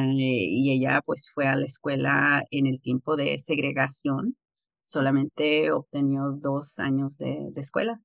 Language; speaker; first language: Spanish; early bilingual, heritage; Spanish